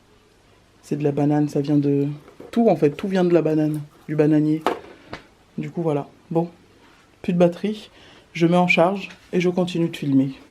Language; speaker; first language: French; native; French